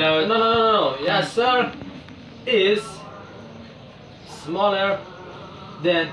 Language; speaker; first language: English; non-native, learner; Indonesian